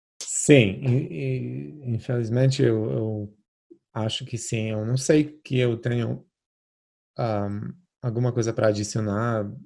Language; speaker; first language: Portuguese; non-native, fluent; Polish